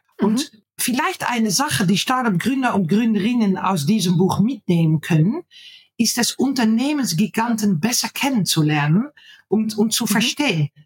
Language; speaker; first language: German; non-native, fluent; Dutch